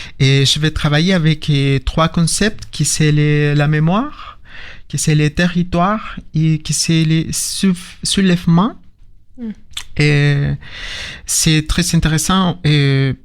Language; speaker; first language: French; non-native, learner; Spanish